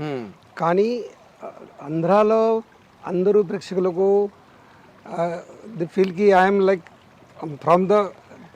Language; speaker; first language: Telugu; non-native, learner; Marathi